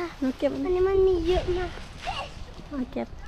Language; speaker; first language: Thai; early bilingual, heritage; Thai